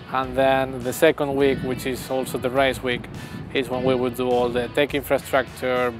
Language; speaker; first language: English; non-native, fluent; Spanish